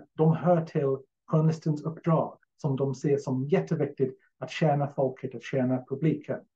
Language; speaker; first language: Swedish; non-native, fluent; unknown